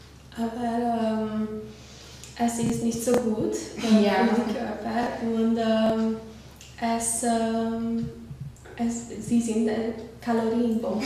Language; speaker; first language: German; non-native, learner; Hungarian